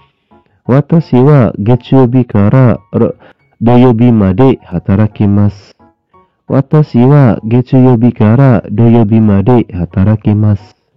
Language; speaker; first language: Japanese; non-native, learner; Indonesian